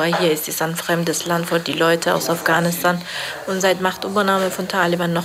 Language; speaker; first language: German; non-native, learner; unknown